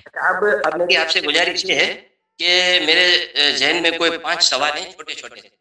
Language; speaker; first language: Urdu; non-native, local second language; Memoni